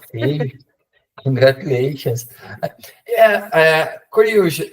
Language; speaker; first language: English; non-native, learner; Portuguese